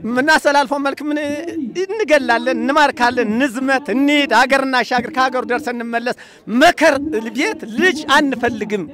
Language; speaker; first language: Amharic; native; Amharic